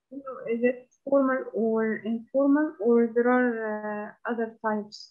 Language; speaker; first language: English; non-native, learner; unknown